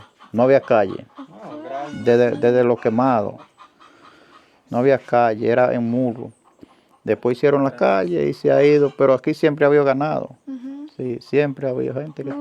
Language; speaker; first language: Spanish; native; Spanish